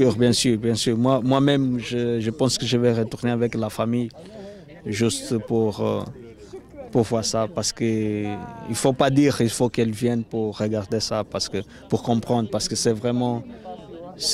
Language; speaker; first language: French; non-native, fluent; Portuguese